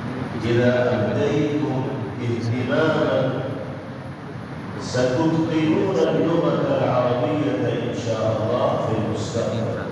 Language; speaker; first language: Arabic; non-native, fluent; Urdu